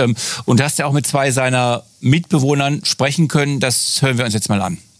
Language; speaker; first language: German; native; German